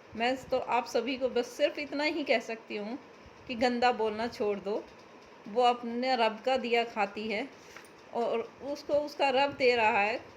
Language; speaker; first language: Urdu; native; Urdu